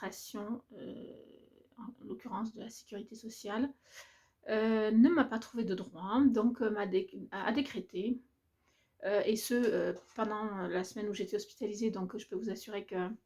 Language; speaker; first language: French; native; French